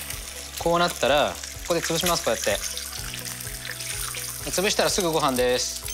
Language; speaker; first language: Japanese; native; Japanese